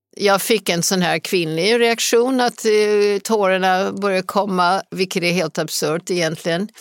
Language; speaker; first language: Swedish; non-native, fluent; English